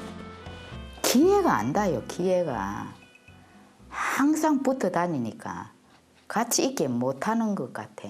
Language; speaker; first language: Korean; native; Korean